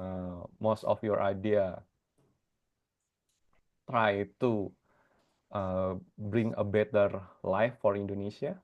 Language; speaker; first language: English; non-native, fluent; Indonesian